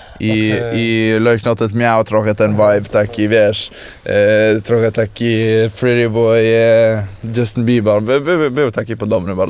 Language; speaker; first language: Polish; early bilingual, heritage; Polish